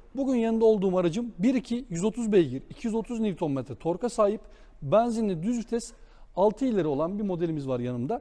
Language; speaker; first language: Turkish; native; Turkish